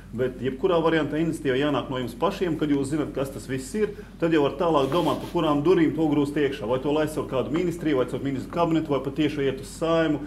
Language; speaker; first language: Latvian; native; Latvian